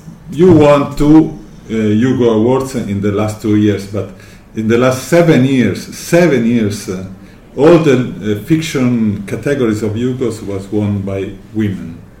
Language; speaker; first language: English; non-native, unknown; Italian